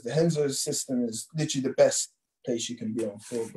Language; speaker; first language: English; native; English